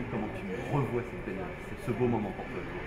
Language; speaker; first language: French; native; French